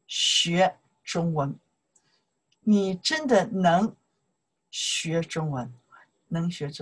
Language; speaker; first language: Chinese; non-native, learner; English